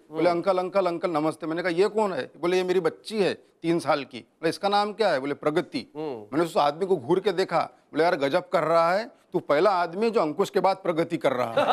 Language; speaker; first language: Hindi; non-native, local second language; Telugu